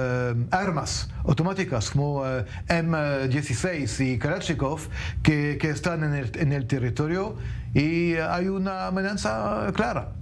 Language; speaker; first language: Spanish; non-native, fluent; French